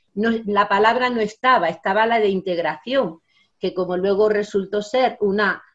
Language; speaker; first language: Spanish; native; Spanish